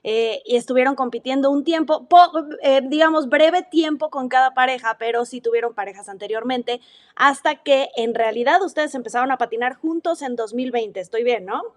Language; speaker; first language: Spanish; native; Spanish